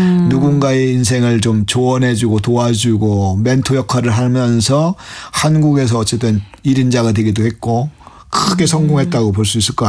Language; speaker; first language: Korean; native; Korean